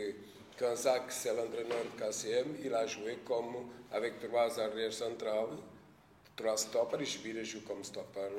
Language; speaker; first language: French; non-native, fluent; Portuguese